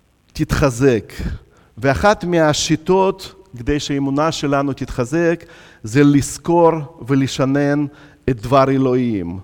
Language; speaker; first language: Hebrew; non-native, fluent; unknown